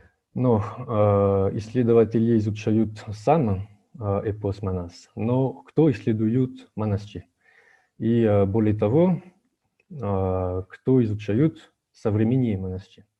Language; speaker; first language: Russian; non-native, fluent; French